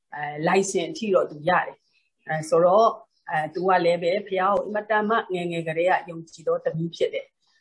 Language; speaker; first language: Burmese; non-native, local second language; Tedim Chin